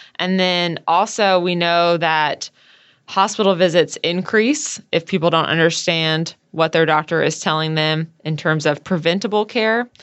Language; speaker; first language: English; native; English